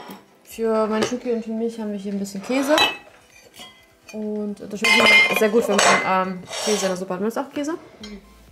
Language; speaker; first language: German; native; German